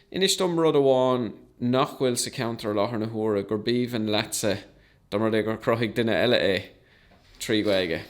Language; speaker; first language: Irish; non-native, local second language; English